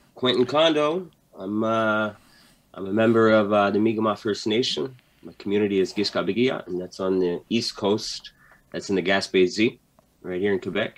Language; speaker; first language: English; native; English